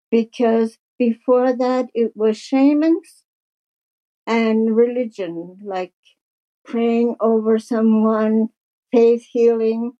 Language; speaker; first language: English; native; English